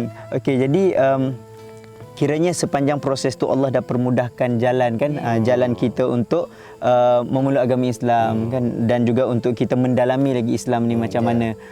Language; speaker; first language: Malay; native; Malay